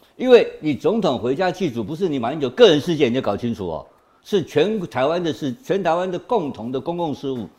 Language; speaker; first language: Chinese; native; Chinese